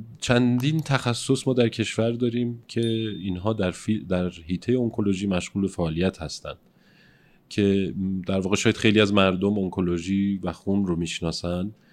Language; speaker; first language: Persian; native; Persian